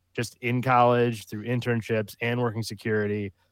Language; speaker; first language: English; native; English